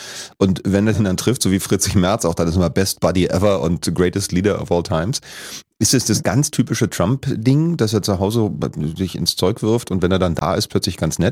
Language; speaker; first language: German; native; German